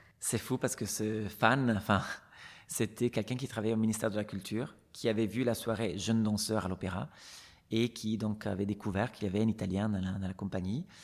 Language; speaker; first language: French; non-native, fluent; Italian